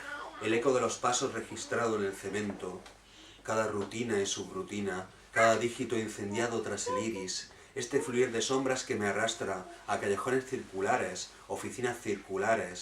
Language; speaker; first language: Spanish; native; Spanish